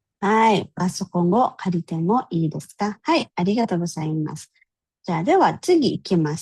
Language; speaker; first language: Japanese; non-native, fluent; Filipino